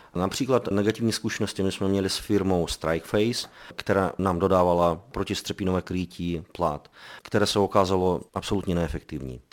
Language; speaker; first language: Czech; non-native, fluent; Belarusian